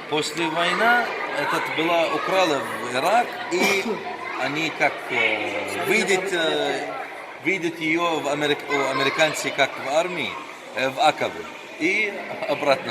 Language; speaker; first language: Russian; non-native, learner; Arabic